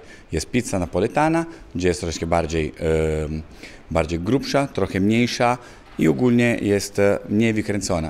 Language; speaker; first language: Polish; non-native, learner; Italian